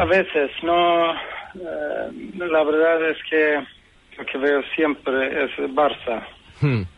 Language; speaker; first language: Spanish; non-native, fluent; Swedish